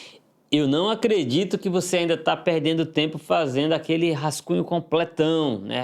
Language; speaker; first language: Portuguese; native; Portuguese